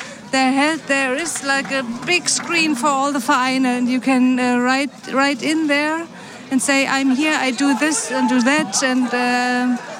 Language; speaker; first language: English; non-native, fluent; German